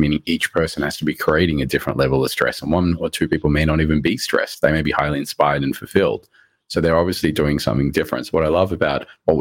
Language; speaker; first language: English; early bilingual, other home language; Morisyen